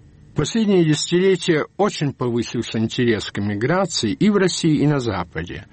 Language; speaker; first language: Russian; early bilingual, heritage; Russian